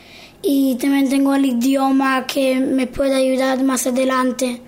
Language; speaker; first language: Spanish; early bilingual, heritage; Hebrew